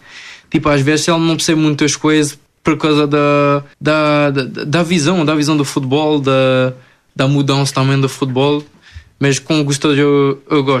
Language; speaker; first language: Portuguese; early bilingual, other home language; French